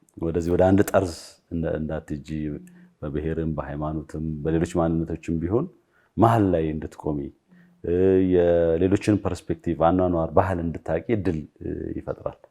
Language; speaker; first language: Amharic; native; Amharic